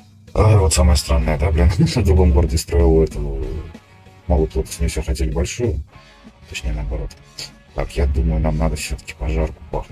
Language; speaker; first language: Russian; native; Russian